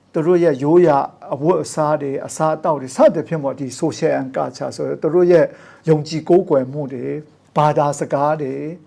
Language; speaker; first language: Burmese; non-native, local second language; Kachin